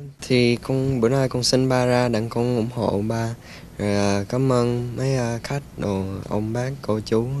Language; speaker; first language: Vietnamese; early bilingual, heritage; Vietnamese